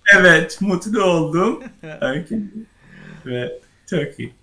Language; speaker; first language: Turkish; non-native, learner; Persian